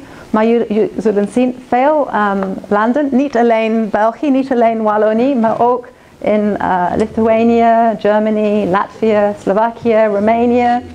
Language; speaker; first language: Dutch; non-native, learner; English